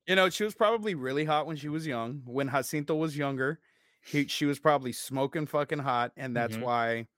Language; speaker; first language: English; native; English